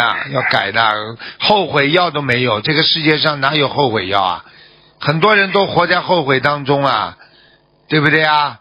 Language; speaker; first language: Chinese; native; Chinese